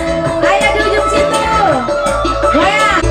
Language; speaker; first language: Indonesian; non-native, local second language; Javanese